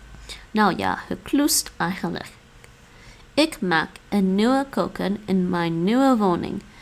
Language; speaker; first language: Dutch; non-native, learner; English